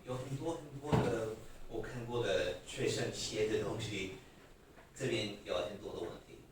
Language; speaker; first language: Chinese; non-native, fluent; English